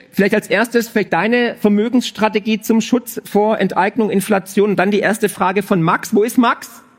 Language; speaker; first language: German; native; German